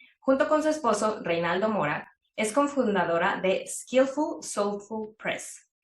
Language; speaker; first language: Spanish; native; Spanish